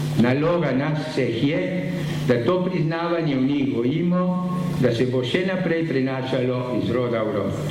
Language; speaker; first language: Slovenian; early bilingual, heritage; Slovenian